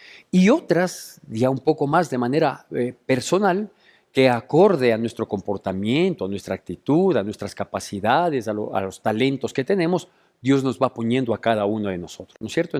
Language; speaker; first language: Spanish; native; Spanish